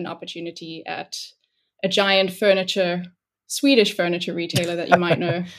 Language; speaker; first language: English; native; English